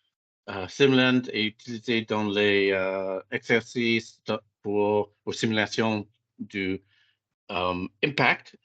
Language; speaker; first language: French; non-native, fluent; English